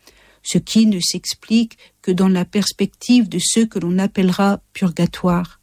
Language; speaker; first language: French; native; French